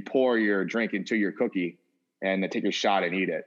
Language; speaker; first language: English; native; English